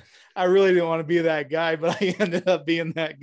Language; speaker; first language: English; native; English